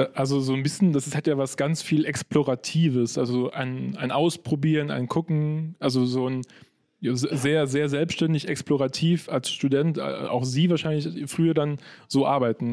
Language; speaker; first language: German; native; German